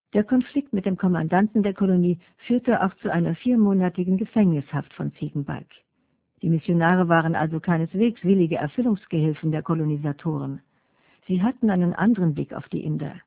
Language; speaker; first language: German; native; German